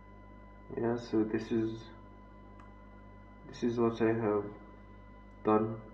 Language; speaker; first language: English; non-native, fluent; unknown